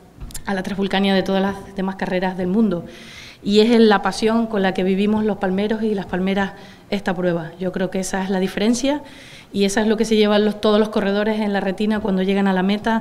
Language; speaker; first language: Spanish; native; Spanish